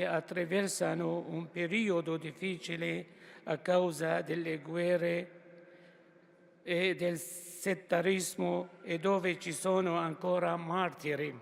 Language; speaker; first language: Italian; non-native, fluent; Arabic